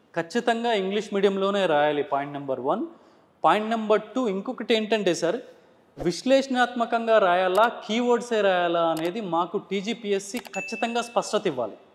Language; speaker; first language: Telugu; native; Telugu